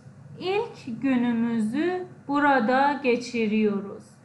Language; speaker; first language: Turkish; non-native, fluent; Persian